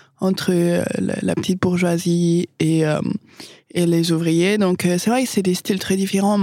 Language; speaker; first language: French; non-native, fluent; English